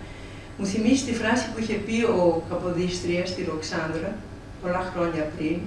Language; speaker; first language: Greek; native; Greek